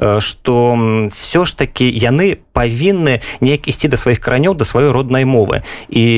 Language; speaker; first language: Belarusian; non-native, local second language; Russian